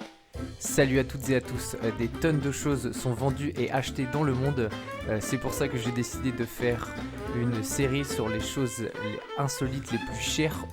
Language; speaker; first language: French; native; French